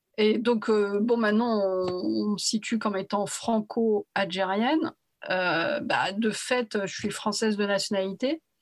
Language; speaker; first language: French; early bilingual, other home language; Arabic